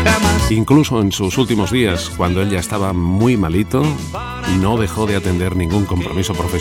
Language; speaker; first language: Spanish; native; Spanish